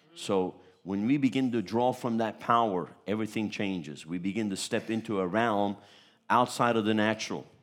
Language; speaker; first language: English; early bilingual, other home language; Turkish